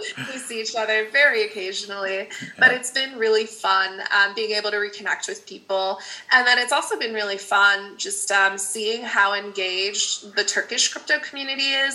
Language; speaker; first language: English; non-native, fluent; Dutch